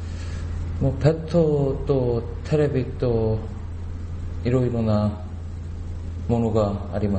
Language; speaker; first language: Japanese; non-native, learner; Korean